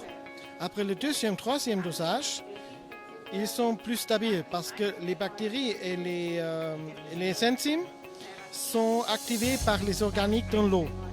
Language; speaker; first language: French; non-native, learner; German